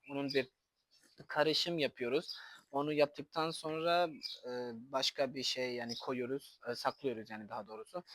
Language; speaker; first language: Turkish; non-native, fluent; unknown